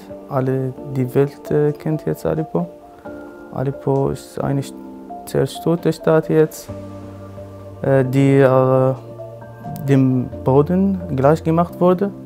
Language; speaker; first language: German; non-native, fluent; Arabic